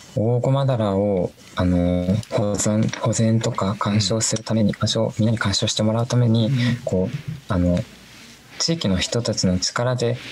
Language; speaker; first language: Japanese; native; Japanese